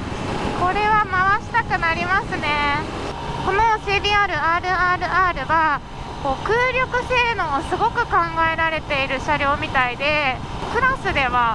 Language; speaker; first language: Japanese; native; Japanese